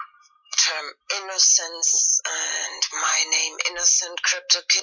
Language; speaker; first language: English; non-native, fluent; German